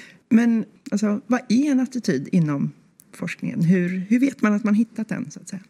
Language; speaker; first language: Swedish; native; Swedish